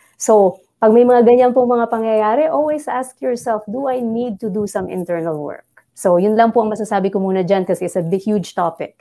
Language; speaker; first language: Filipino; non-native, local second language; Bikol